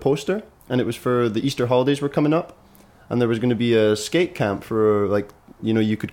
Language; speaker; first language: English; native; English